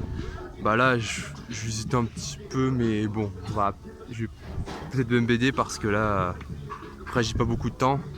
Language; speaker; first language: French; native; French